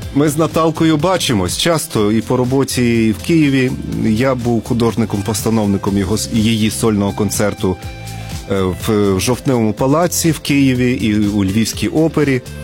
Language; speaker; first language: Ukrainian; native; Ukrainian